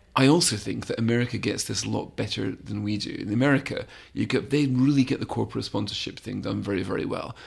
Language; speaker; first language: English; native; English